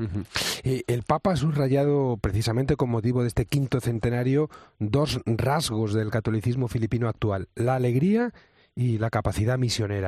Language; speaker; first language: Spanish; native; Spanish